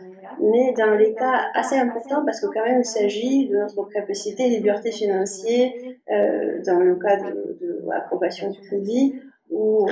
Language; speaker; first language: French; non-native, fluent; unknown